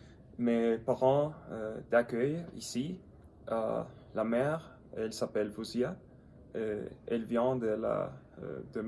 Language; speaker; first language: French; non-native, learner; English